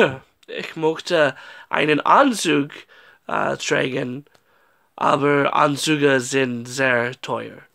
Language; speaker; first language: German; non-native, learner; English